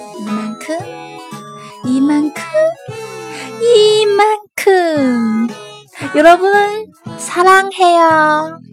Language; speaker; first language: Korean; non-native, fluent; Chinese